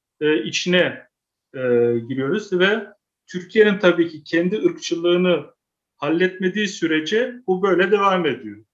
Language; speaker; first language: Turkish; early bilingual, heritage; Turkish